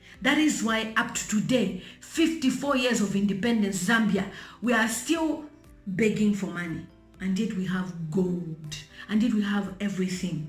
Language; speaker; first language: English; non-native, local second language; Bemba